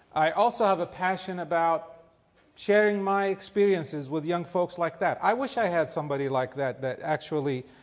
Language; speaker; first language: English; non-native, fluent; Arabic